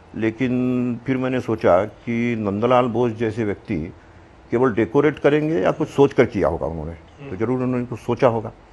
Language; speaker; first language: Hindi; non-native, local second language; Marwari